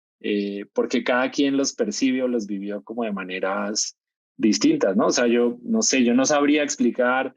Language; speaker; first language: Spanish; native; Spanish